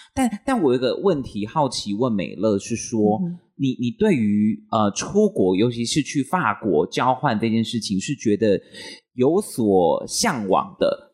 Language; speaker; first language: Chinese; native; Chinese